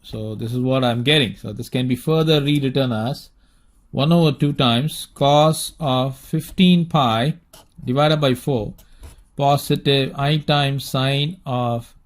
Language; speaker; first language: English; non-native, local second language; Tamil